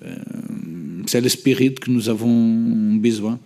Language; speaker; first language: French; non-native, learner; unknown